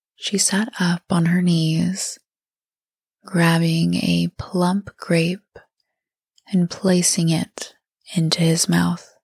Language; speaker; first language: English; native; English